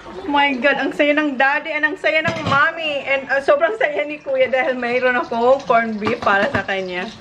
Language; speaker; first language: Filipino; non-native, local second language; Bikol